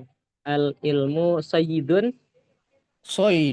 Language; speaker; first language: Arabic; non-native, learner; Indonesian